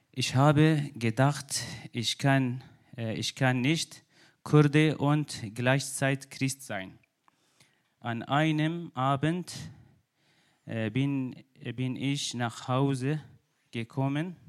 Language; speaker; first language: German; non-native, learner; Kurdish